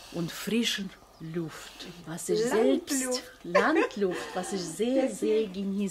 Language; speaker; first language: German; non-native, fluent; Russian